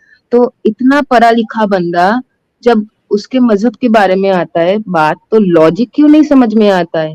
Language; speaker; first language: Hindi; non-native, local second language; Bangla